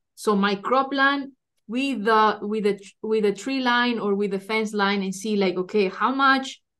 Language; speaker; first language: English; non-native, fluent; Spanish